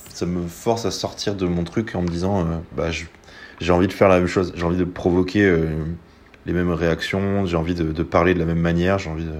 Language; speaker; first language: French; native; French